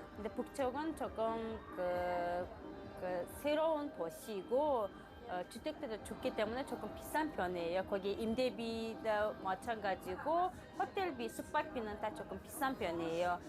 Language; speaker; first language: Korean; non-native, fluent; Kazakh